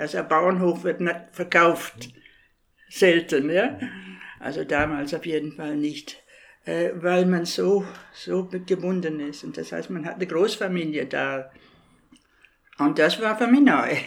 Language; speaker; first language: German; non-native, fluent; English